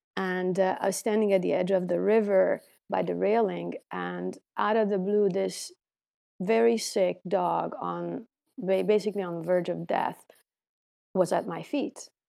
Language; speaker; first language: English; non-native, fluent; Romanian